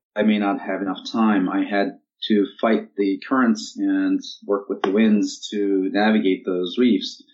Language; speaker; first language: English; non-native, fluent; Turkish